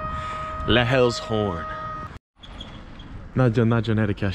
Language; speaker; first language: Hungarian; non-native, learner; English